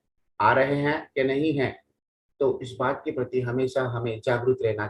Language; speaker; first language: Hindi; non-native, local second language; Telugu